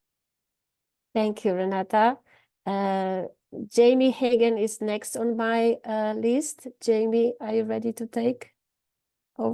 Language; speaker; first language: English; non-native, fluent; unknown